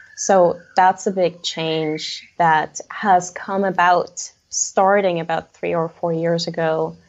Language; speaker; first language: English; non-native, fluent; German